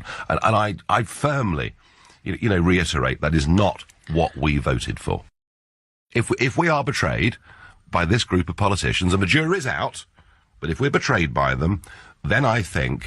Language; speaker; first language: English; native; English